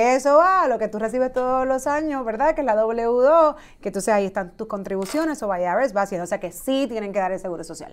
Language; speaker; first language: Spanish; native; Spanish